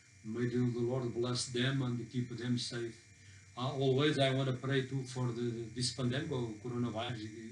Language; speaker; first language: English; non-native, fluent; Portuguese